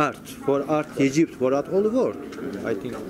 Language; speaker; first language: English; non-native, learner; Arabic